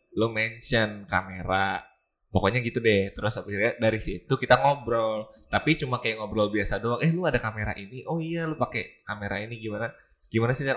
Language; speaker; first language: Indonesian; native; Indonesian